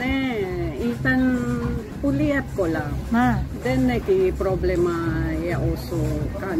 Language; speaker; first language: Greek; non-native, learner; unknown